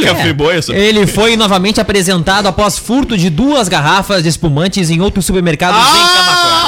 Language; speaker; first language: Portuguese; native; Portuguese